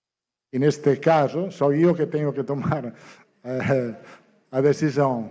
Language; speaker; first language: Portuguese; non-native, fluent; Italian